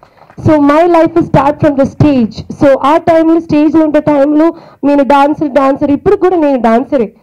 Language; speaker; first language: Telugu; non-native, learner; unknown